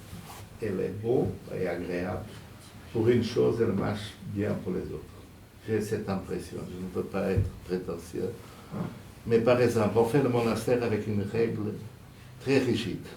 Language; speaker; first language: French; non-native, fluent; Portuguese